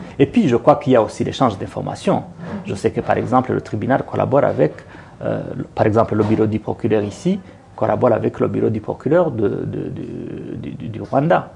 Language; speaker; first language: French; non-native, local second language; Kinyarwanda